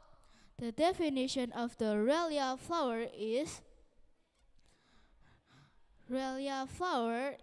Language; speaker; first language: English; non-native, learner; Indonesian